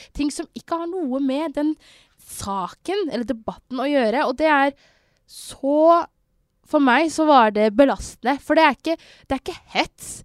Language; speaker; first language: Norwegian; early bilingual, other home language; Somali